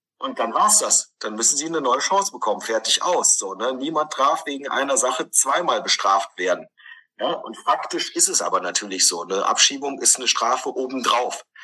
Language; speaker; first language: German; early bilingual, other home language; Greek